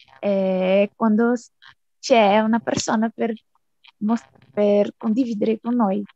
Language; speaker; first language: Italian; non-native, learner; Portuguese